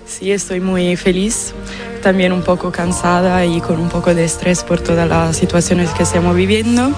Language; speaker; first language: Spanish; non-native, fluent; Italian